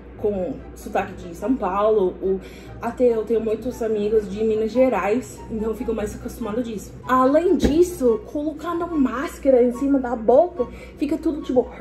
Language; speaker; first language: Portuguese; non-native, fluent; English